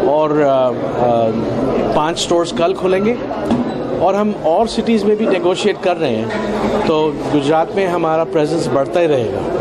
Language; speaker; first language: Hindi; native; Hindi